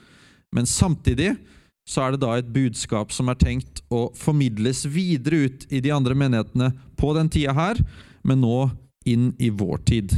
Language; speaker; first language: Norwegian; native; Norwegian